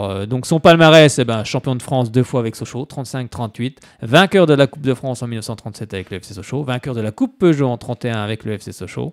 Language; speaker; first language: French; native; French